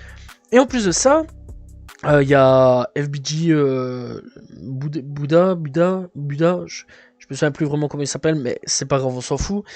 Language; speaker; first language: French; native; French